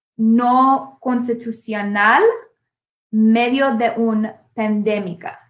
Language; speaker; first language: Spanish; non-native, learner; English